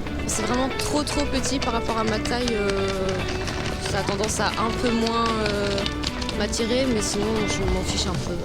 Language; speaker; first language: French; native; French